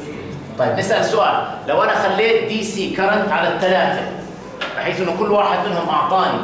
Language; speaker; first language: Arabic; native; Arabic